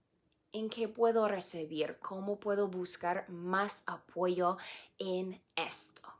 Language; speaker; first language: Spanish; non-native, fluent; English